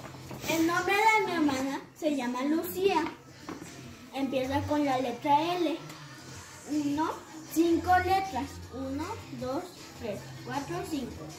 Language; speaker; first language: Spanish; native; Spanish